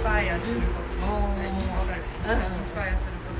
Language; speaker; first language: Japanese; native; Japanese